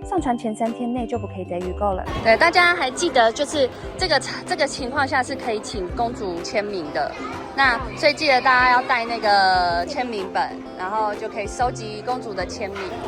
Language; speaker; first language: Chinese; native; Chinese